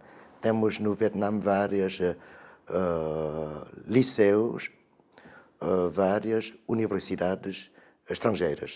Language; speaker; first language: Portuguese; non-native, fluent; Vietnamese